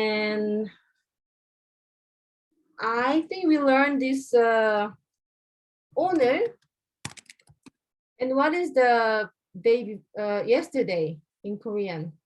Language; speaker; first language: English; non-native, fluent; Korean